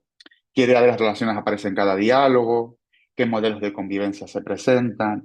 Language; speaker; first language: Spanish; native; Spanish